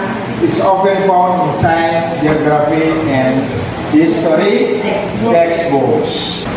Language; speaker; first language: English; non-native, learner; Indonesian